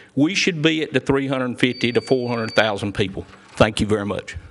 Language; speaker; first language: English; native; English